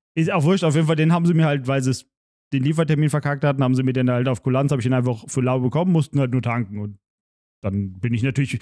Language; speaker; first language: German; native; German